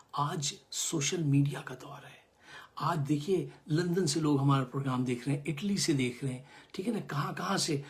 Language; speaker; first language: Urdu; native; Urdu